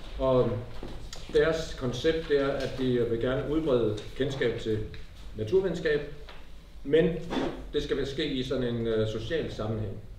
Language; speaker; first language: Danish; native; Danish